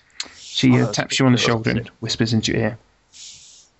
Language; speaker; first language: English; native; English